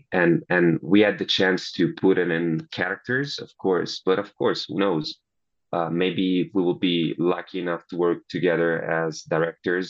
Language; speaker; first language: English; non-native, fluent; Italian